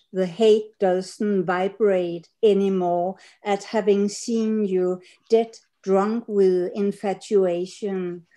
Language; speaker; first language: English; non-native, fluent; Danish